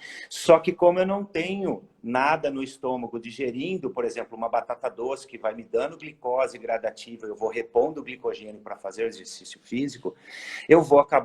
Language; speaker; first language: Portuguese; native; Portuguese